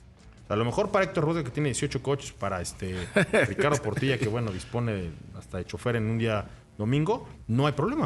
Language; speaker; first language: Spanish; native; Spanish